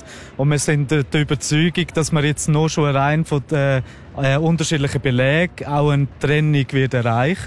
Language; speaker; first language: German; native; German